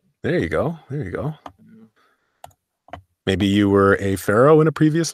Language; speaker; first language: English; native; English